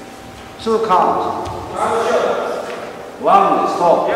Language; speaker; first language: English; non-native, learner; Japanese